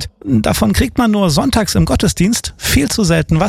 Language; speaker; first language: German; native; German